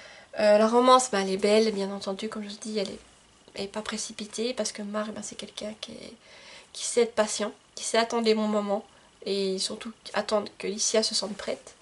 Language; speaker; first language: French; native; French